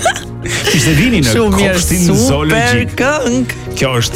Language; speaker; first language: Albanian; native; Albanian